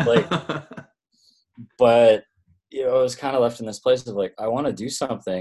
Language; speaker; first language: English; native; English